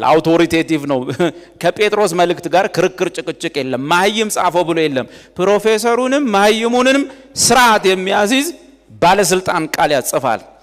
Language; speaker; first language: Amharic; non-native, local second language; Oromo